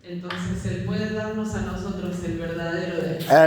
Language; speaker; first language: Spanish; native; Spanish